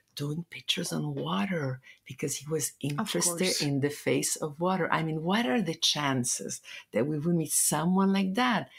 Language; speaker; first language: English; non-native, fluent; Italian